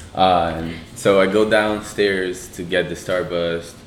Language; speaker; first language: English; non-native, fluent; Portuguese